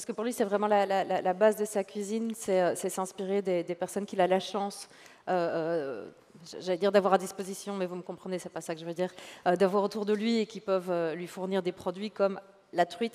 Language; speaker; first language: French; native; French